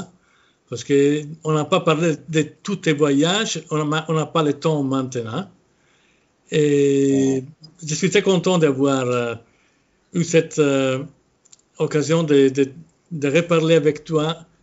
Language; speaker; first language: French; non-native, fluent; Italian